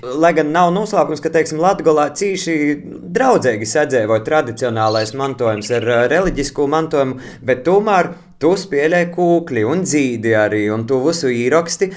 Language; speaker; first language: Latvian; native; Latvian